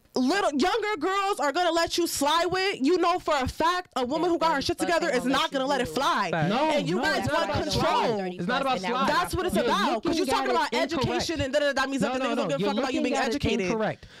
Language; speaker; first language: English; native; English